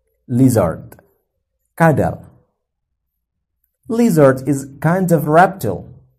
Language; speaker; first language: English; non-native, fluent; Indonesian